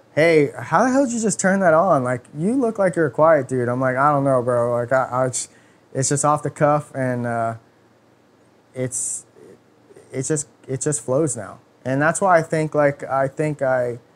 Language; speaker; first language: English; native; English